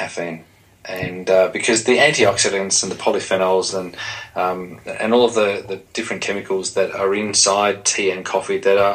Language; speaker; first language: English; native; English